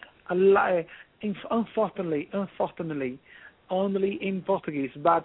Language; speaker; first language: English; non-native, learner; Portuguese